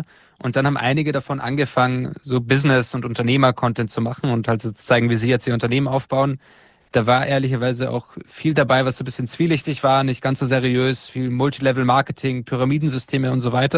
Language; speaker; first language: German; native; German